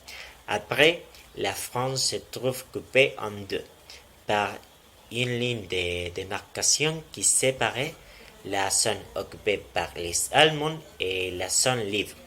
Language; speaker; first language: French; non-native, learner; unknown